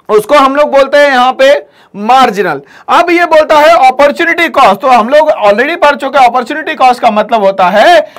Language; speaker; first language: Hindi; native; Hindi